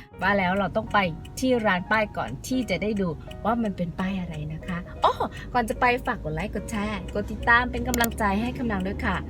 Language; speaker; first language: Thai; native; Thai